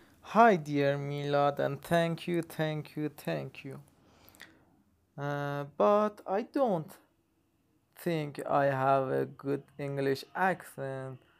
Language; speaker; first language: English; non-native, learner; Persian